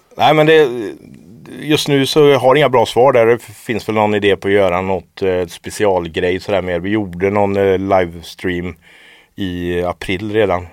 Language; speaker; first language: Swedish; native; Swedish